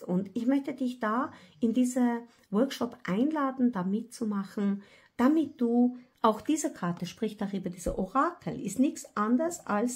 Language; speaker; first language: German; non-native, fluent; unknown